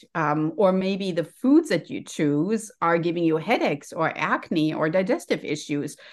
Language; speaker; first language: English; non-native, fluent; German